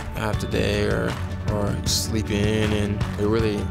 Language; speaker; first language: English; native; English